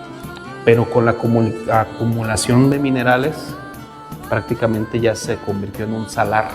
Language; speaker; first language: Spanish; native; Spanish